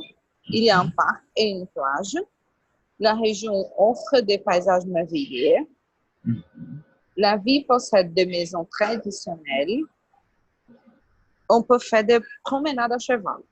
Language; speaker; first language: French; non-native, learner; Portuguese